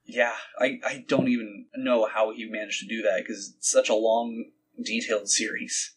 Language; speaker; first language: English; native; English